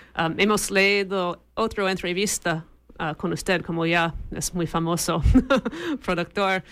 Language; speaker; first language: Spanish; non-native, fluent; English